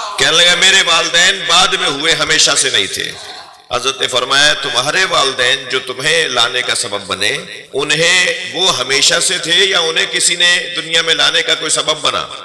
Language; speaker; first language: Urdu; native; Urdu